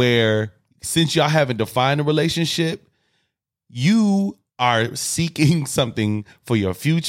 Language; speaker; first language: English; native; English